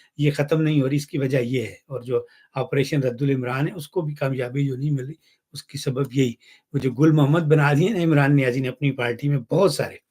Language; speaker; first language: Urdu; non-native, local second language; Punjabi